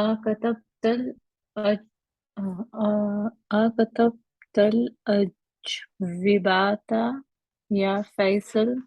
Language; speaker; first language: Arabic; non-native, learner; Urdu